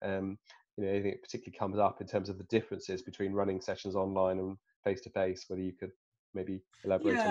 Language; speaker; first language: English; native; English